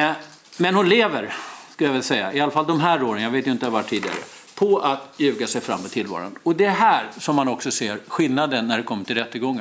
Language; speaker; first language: Swedish; native; Swedish